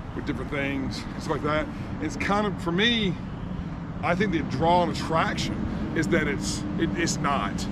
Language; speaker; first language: English; native; English